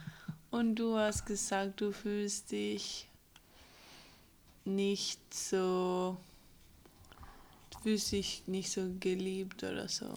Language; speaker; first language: German; non-native, fluent; English